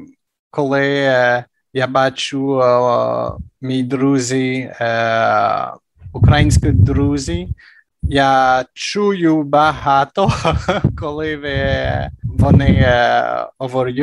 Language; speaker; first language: Ukrainian; non-native, learner; French